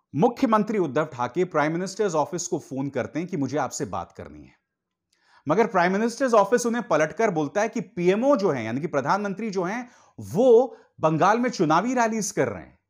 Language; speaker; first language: Hindi; native; Hindi